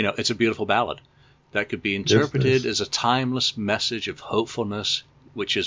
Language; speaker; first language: English; native; English